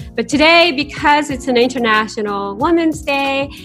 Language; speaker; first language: English; non-native, fluent; Japanese